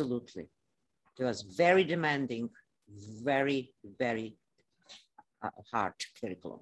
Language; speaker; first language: English; non-native, fluent; Romanian